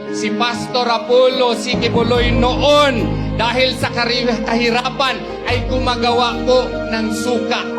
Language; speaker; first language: Filipino; non-native, local second language; Hiligaynon